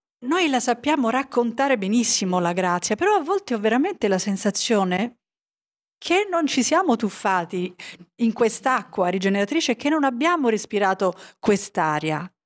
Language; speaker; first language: Italian; native; Italian